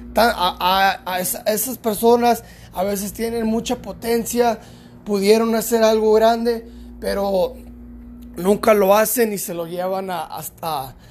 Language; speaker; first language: Spanish; early bilingual, heritage; Spanish